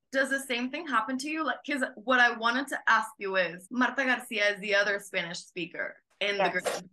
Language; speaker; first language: English; non-native, fluent; Spanish